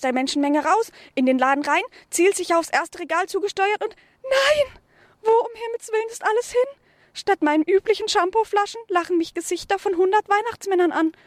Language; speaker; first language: German; native; German